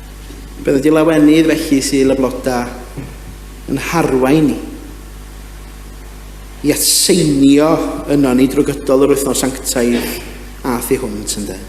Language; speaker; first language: Welsh; native; Welsh